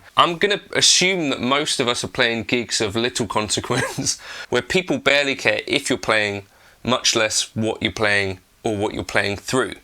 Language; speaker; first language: English; native; English